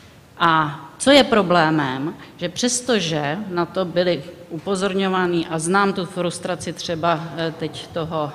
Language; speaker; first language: Czech; native; Czech